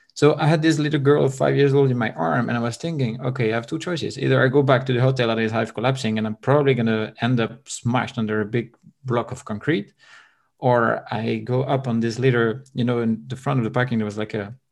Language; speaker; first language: English; non-native, fluent; French